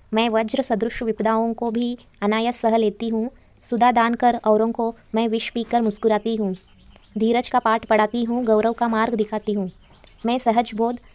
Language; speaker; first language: Hindi; non-native, local second language; Kannada